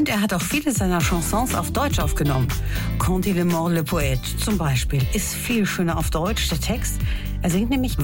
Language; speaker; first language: German; native; German